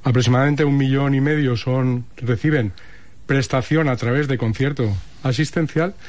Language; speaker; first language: Spanish; native; Spanish